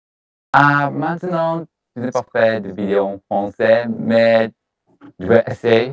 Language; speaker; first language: French; non-native, learner; Japanese